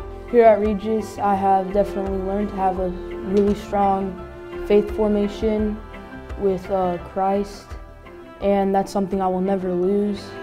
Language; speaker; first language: English; early bilingual, other home language; Spanish